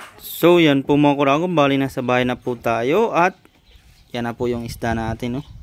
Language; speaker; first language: Filipino; non-native, local second language; Bikol